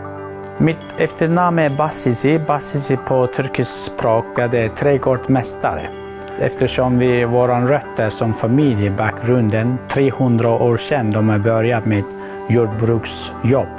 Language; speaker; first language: Swedish; non-native, learner; Turkish